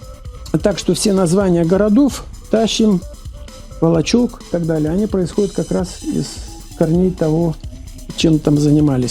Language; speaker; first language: Russian; native; Russian